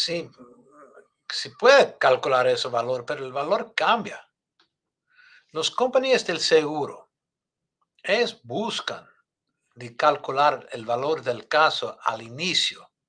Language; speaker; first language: Spanish; non-native, learner; English